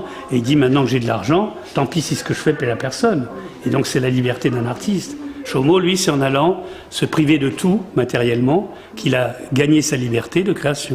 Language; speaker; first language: French; native; French